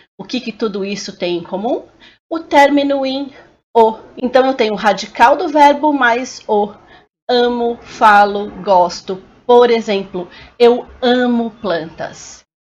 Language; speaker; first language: Portuguese; native; Portuguese